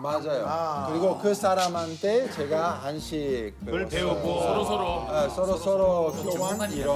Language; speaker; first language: Korean; non-native, learner; Italian